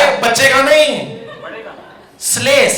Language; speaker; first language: Hindi; native; Hindi